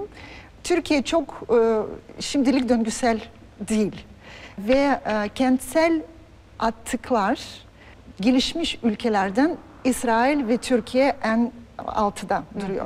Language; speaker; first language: Turkish; non-native, fluent; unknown